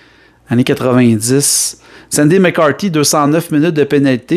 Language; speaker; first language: French; native; French